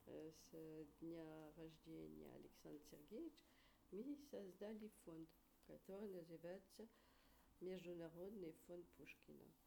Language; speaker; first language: Russian; early bilingual, heritage; Russian